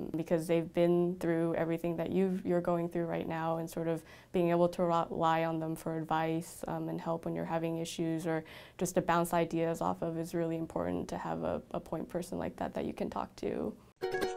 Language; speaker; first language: English; native; English